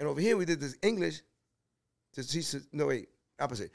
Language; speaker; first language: English; early bilingual, other home language; Spanish